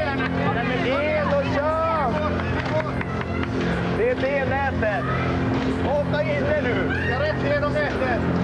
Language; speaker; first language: Swedish; native; Swedish